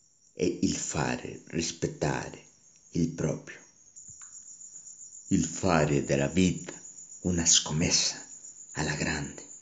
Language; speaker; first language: Italian; non-native, learner; Spanish